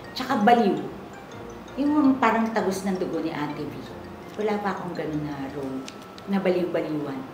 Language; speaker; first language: Filipino; native; Filipino